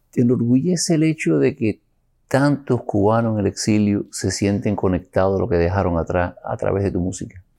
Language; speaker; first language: Spanish; early bilingual, other home language; English